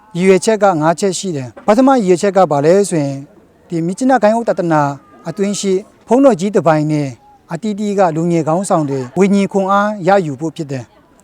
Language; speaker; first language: Burmese; non-native, local second language; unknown